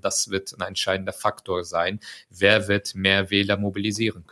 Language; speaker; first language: German; early bilingual, other home language; Turkish